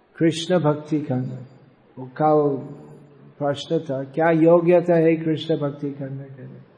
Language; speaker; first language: Hindi; non-native, fluent; English